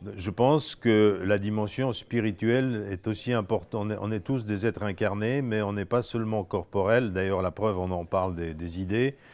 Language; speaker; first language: French; non-native, fluent; Polish